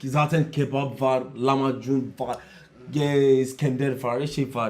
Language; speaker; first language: Turkish; non-native, learner; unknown